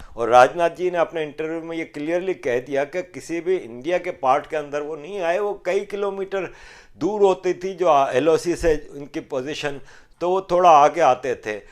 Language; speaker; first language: Urdu; native; Urdu